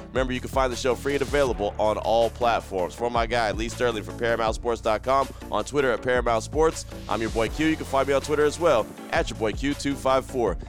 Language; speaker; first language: English; native; English